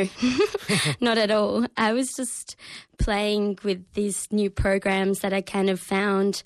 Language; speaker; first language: English; native; English